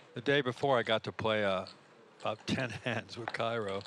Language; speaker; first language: English; native; English